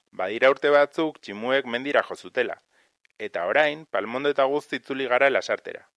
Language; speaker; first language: Basque; native; Basque